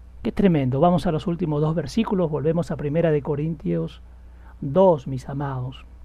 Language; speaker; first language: Spanish; native; Spanish